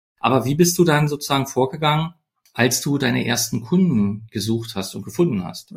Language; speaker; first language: German; native; German